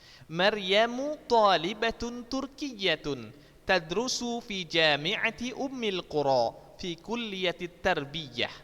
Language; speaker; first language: Arabic; non-native, fluent; Indonesian